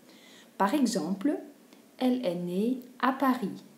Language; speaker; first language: French; non-native, fluent; Dutch